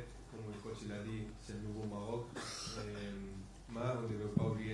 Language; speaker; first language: French; non-native, fluent; Spanish